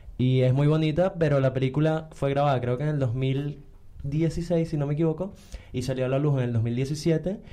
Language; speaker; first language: Spanish; native; Spanish